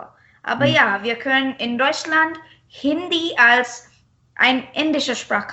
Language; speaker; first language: German; non-native, fluent; Marathi